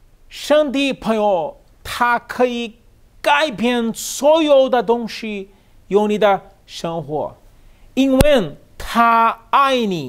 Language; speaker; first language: Chinese; non-native, learner; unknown